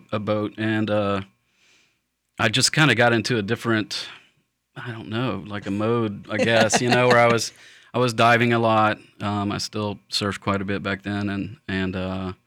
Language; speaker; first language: English; native; English